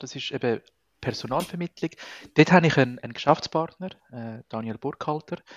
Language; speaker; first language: German; non-native, fluent; Spanish